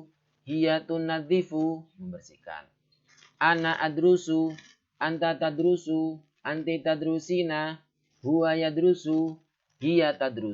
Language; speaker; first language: Arabic; non-native, fluent; Indonesian